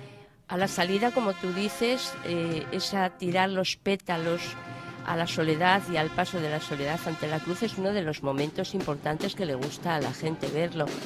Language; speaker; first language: Spanish; native; Spanish